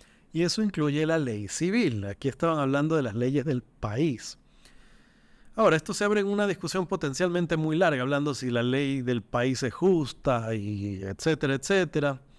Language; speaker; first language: Spanish; native; Spanish